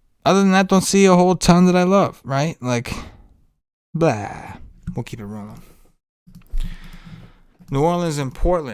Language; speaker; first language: English; native; English